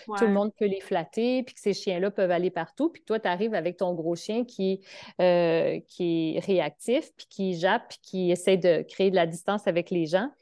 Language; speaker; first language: French; native; French